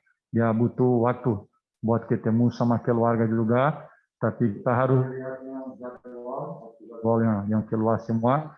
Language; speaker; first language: Indonesian; non-native, fluent; Portuguese